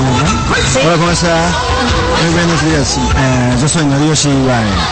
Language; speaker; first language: Spanish; non-native, learner; Japanese